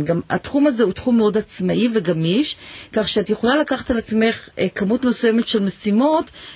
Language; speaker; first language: Hebrew; native; Hebrew